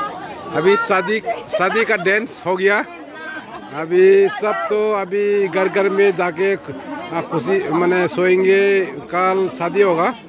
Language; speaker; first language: Hindi; non-native, local second language; Rongmei Naga